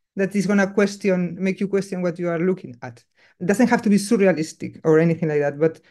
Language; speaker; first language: English; non-native, fluent; Spanish